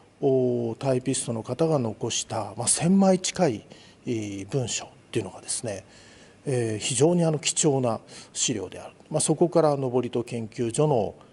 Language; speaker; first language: Japanese; native; Japanese